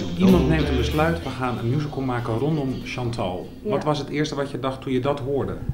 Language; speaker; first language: Dutch; native; Dutch